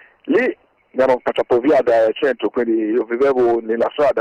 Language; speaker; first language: Italian; non-native, fluent; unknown